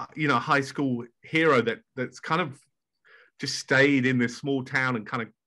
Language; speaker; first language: English; native; English